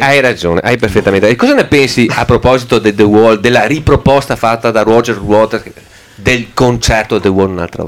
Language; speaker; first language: Italian; native; Italian